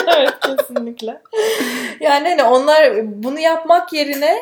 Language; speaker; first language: Turkish; native; Turkish